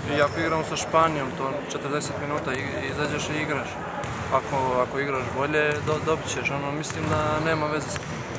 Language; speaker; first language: Serbian; early bilingual, heritage; Serbian